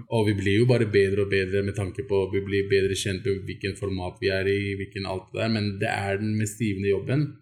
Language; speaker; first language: Norwegian; early bilingual, other home language; Urdu